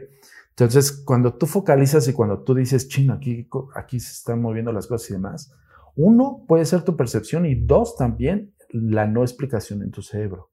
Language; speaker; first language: Spanish; native; Spanish